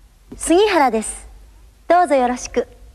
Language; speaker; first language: Japanese; non-native, learner; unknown